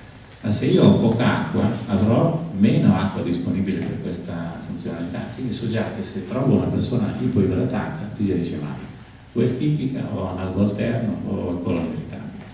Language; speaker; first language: Italian; native; Italian